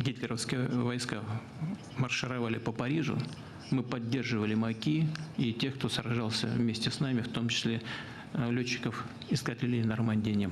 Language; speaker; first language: Russian; native; Russian